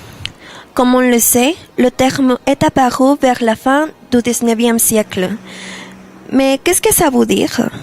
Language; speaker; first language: French; non-native, learner; Spanish